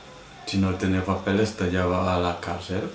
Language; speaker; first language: Spanish; non-native, learner; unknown